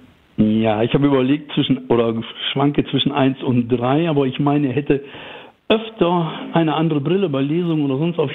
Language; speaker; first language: German; native; German